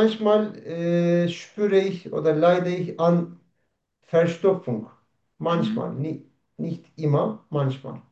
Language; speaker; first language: German; non-native, learner; Turkish